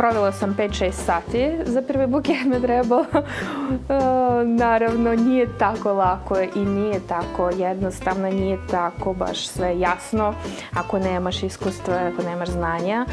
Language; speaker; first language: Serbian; non-native, fluent; Russian